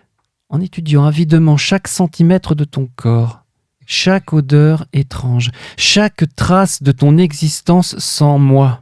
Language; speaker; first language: French; native; French